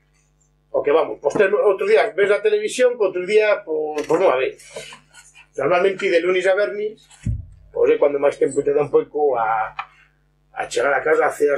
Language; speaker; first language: Spanish; non-native, local second language; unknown